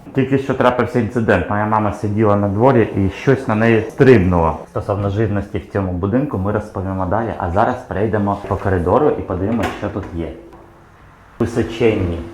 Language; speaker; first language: Ukrainian; native; Ukrainian